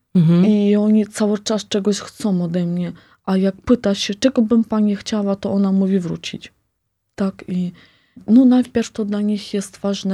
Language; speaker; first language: Polish; non-native, fluent; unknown